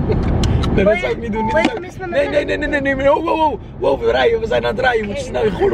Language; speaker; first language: Dutch; native; Dutch